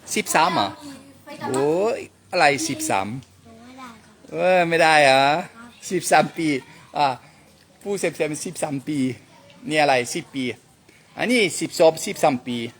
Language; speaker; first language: Thai; non-native, learner; French